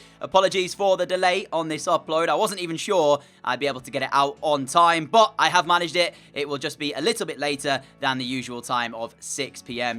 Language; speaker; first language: English; native; English